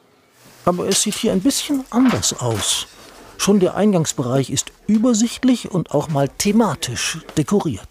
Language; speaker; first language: German; native; German